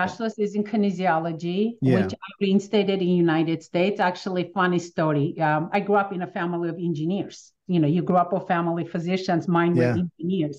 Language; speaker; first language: English; non-native, fluent; Armenian